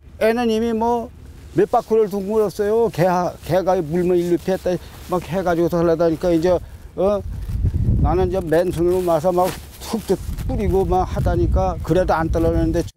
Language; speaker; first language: Korean; native; Korean